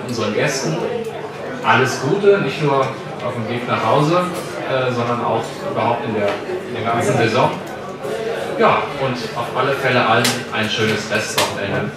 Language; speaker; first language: German; native; German